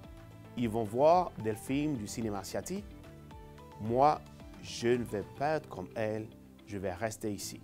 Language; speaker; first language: French; non-native, fluent; Spanish